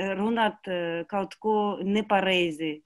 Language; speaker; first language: Latvian; non-native, learner; Kazakh